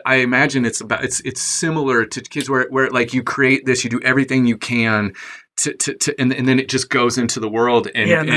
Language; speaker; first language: English; native; English